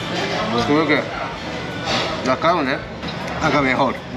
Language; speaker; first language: Spanish; non-native, fluent; Japanese